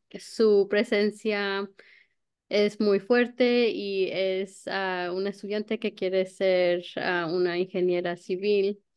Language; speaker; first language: Spanish; early bilingual, heritage; Spanish